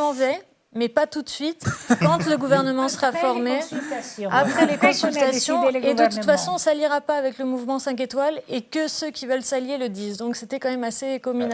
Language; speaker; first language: French; native; French